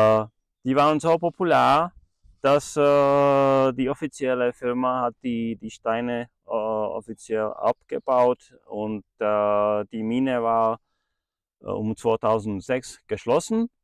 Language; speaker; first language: German; non-native, fluent; Czech